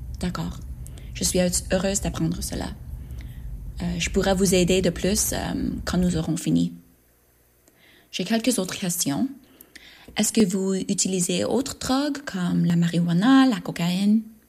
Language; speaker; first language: French; non-native, fluent; English